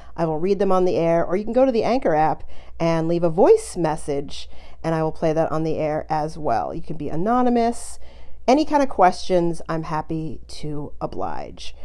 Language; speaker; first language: English; native; English